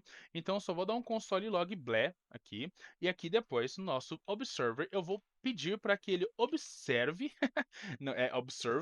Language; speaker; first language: Portuguese; native; Portuguese